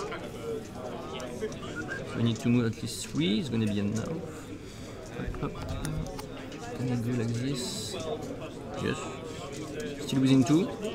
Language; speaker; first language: English; non-native, learner; French